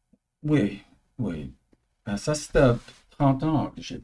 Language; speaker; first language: French; early bilingual, heritage; English